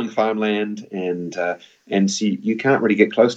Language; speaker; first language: English; native; English